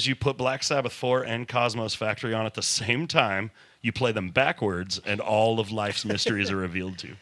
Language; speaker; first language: English; native; English